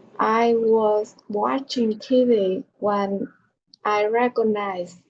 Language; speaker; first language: English; non-native, learner; Vietnamese